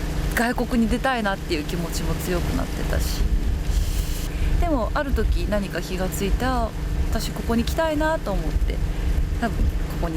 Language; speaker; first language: Japanese; native; Japanese